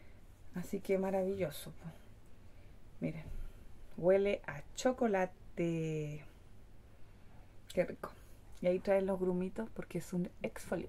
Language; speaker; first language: Spanish; native; Spanish